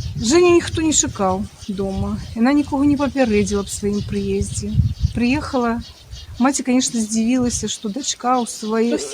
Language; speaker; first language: Belarusian; native; Belarusian